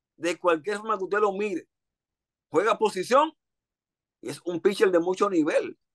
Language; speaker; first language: Spanish; native; Spanish